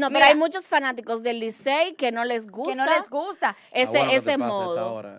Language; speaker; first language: Spanish; native; Spanish